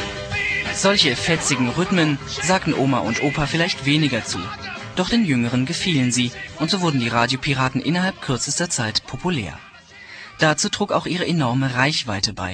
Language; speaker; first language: German; native; German